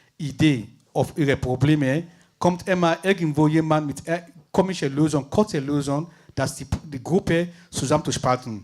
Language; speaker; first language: German; non-native, fluent; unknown